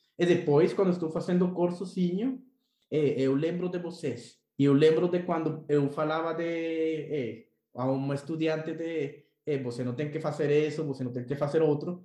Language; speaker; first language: Portuguese; non-native, learner; Spanish